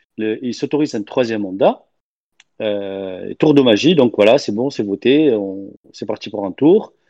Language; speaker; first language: French; non-native, local second language; Arabic